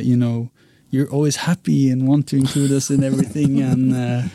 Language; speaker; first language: English; non-native, fluent; Norwegian